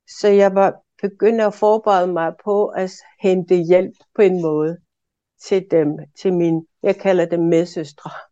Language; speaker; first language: Danish; non-native, local second language; Kalaallisut